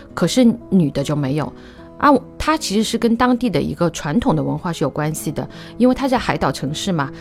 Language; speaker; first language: Chinese; native; Chinese